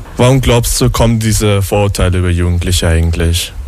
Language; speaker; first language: German; native; German